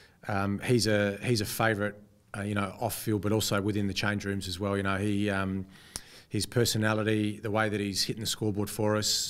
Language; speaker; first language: English; native; English